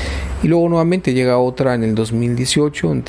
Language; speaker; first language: Spanish; native; Spanish